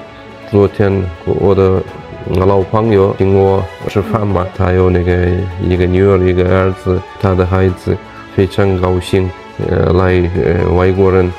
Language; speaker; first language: Chinese; non-native, fluent; Turkmen